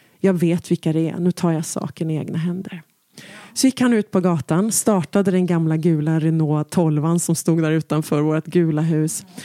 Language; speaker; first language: Swedish; native; Swedish